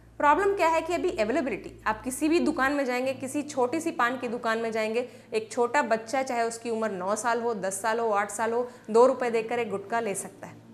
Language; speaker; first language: Hindi; native; Hindi